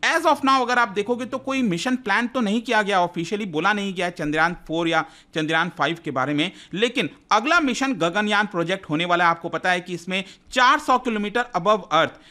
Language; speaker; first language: Hindi; native; Hindi